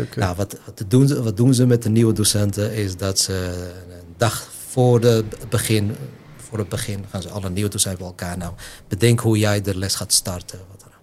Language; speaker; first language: Dutch; non-native, fluent; Arabic